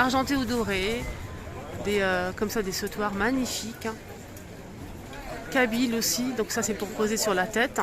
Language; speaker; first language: French; native; French